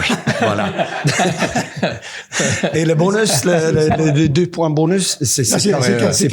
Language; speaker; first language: French; non-native, learner; English